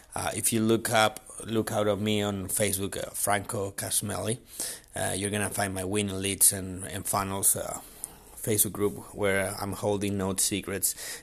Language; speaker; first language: English; non-native, fluent; Spanish